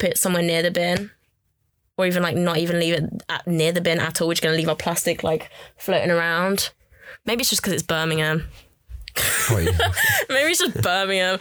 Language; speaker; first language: English; native; English